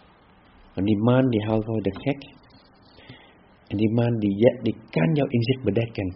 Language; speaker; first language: Dutch; non-native, fluent; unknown